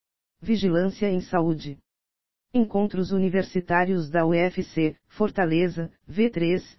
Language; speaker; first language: Portuguese; native; Portuguese